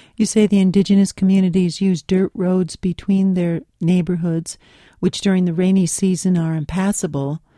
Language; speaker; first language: English; native; English